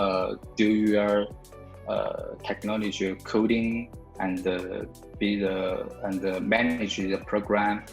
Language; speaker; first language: English; non-native, learner; Chinese